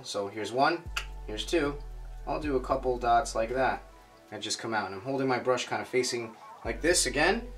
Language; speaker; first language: English; native; English